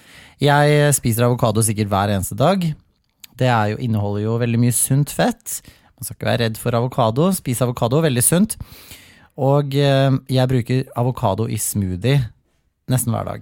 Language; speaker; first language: Norwegian; native; Norwegian